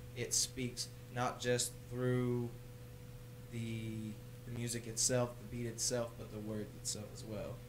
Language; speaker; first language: English; native; English